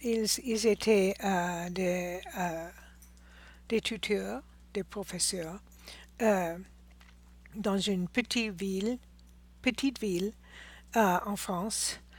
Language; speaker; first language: French; non-native, learner; English